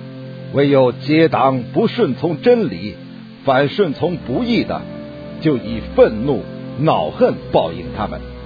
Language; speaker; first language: Chinese; native; Chinese